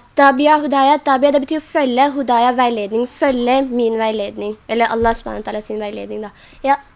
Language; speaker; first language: Norwegian; non-native, local second language; Urdu